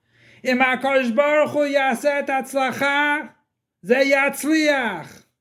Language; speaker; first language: Hebrew; non-native, fluent; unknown